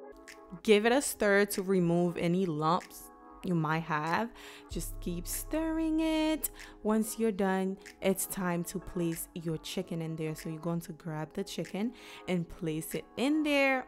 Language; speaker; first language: English; native; English